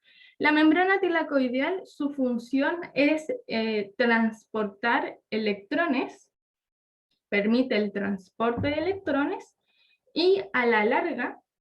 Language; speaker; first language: Spanish; native; Spanish